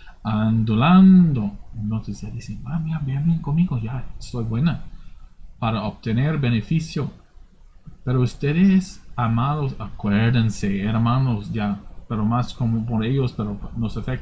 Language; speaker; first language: Spanish; non-native, fluent; English